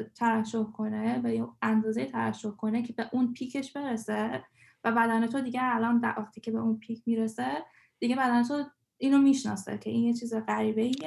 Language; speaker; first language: Persian; early bilingual, heritage; Persian